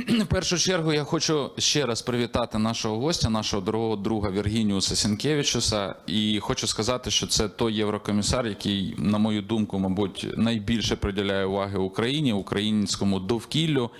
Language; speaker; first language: Ukrainian; native; Ukrainian